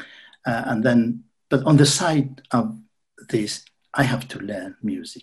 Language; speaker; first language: English; non-native, fluent; Central Kurdish